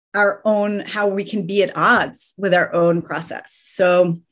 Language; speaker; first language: English; early bilingual, other home language; Persian